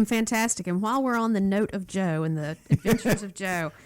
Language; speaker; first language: English; native; English